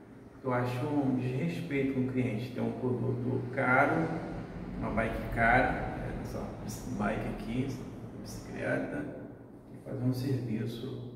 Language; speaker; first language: Portuguese; native; Portuguese